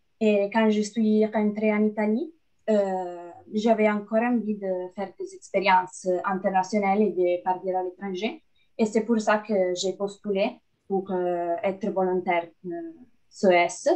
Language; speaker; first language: French; non-native, fluent; Italian